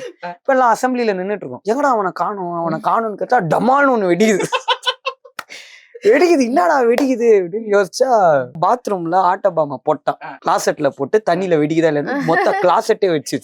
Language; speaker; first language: Tamil; native; Tamil